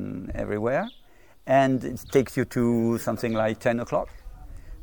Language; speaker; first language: English; non-native, fluent; French